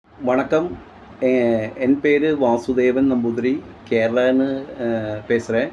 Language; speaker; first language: Tamil; non-native, learner; Malayalam